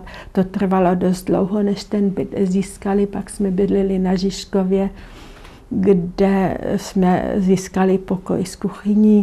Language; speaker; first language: Czech; non-native, local second language; German